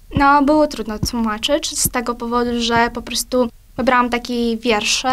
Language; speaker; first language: Polish; non-native, fluent; Ukrainian